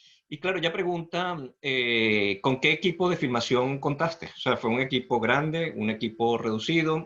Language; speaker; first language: Spanish; native; Spanish